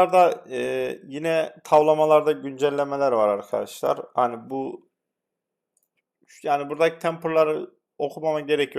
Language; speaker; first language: Turkish; native; Turkish